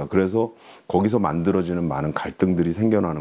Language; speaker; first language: Korean; native; Korean